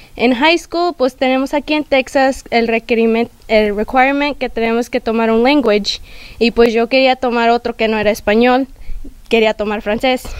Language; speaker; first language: Spanish; early bilingual, heritage; Spanish